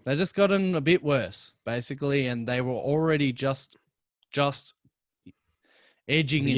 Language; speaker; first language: English; native; English